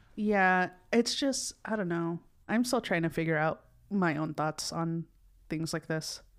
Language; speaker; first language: English; early bilingual, other home language; Spanish